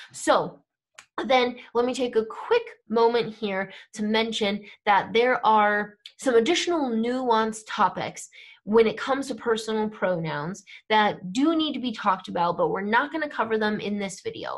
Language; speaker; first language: English; native; English